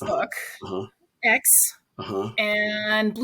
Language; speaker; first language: English; native; English